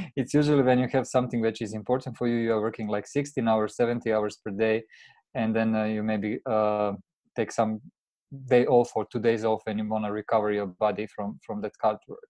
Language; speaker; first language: English; non-native, fluent; Croatian